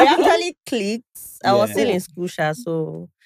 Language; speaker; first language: English; non-native, local second language; Igbo